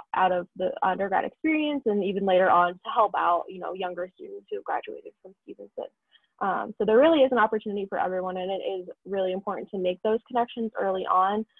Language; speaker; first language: English; native; English